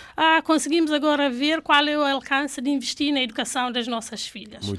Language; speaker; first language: Portuguese; non-native, fluent; Fula